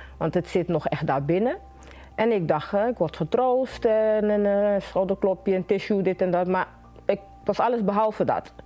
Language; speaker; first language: Dutch; native; Dutch